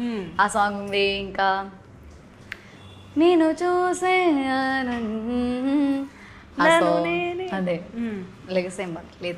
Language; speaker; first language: Telugu; non-native, learner; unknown